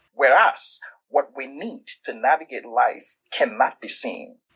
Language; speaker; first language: English; non-native, local second language; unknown